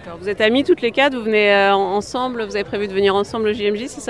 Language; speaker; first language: French; native; French